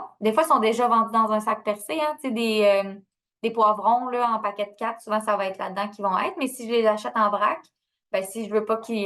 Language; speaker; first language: French; native; French